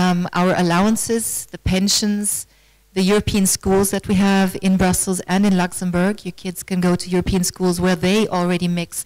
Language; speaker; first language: English; non-native, fluent; German